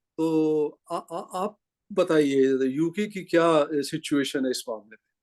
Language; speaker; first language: Urdu; non-native, local second language; Punjabi